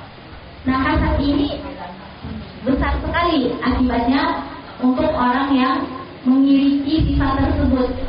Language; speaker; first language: Indonesian; native; Indonesian